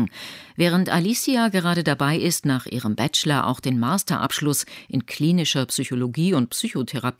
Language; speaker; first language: German; native; German